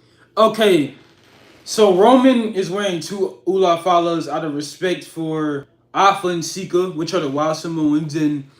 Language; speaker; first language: English; native; English